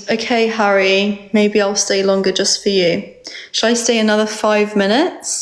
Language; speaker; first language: English; early bilingual, other home language; Georgian